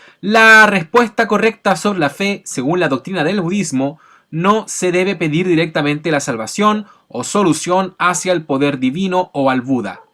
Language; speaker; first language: Spanish; native; Spanish